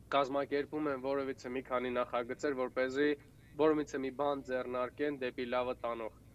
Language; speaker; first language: Armenian; native; Armenian